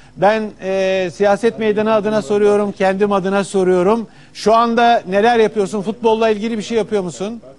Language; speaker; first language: Turkish; native; Turkish